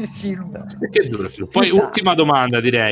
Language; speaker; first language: Italian; native; Italian